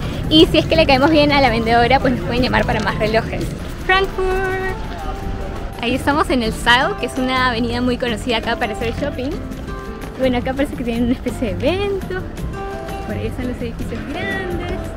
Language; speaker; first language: Spanish; native; Spanish